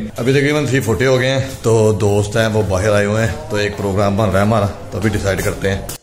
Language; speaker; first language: Urdu; non-native, local second language; Punjabi